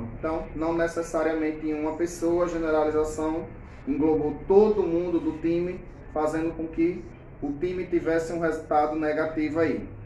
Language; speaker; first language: Portuguese; native; Portuguese